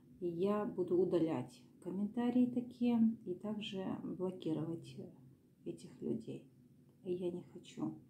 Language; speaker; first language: Russian; native; Russian